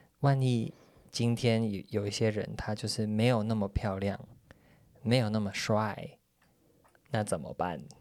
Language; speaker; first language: Chinese; early bilingual, heritage; Chinese